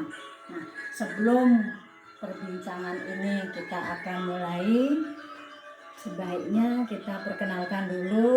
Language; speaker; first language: Indonesian; non-native, local second language; Balinese